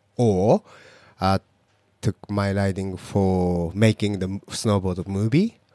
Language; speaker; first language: English; non-native, learner; Japanese